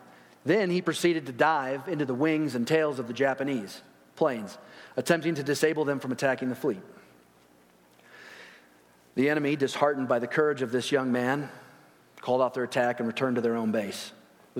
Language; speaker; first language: English; native; English